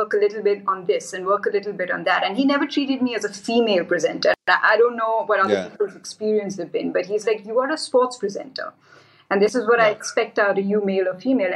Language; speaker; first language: English; non-native, local second language; Hindi